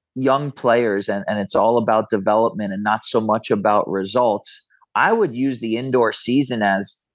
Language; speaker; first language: English; native; English